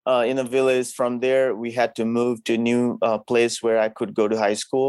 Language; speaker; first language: English; non-native, local second language; Nepali